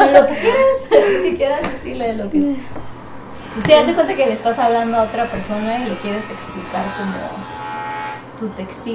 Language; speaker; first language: Spanish; native; Spanish